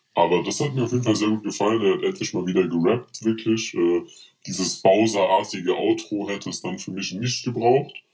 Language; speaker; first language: German; early bilingual, other home language; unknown